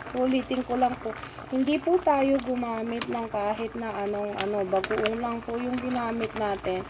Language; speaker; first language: Filipino; non-native, local second language; Iloko